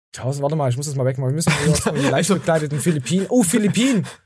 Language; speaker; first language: German; native; German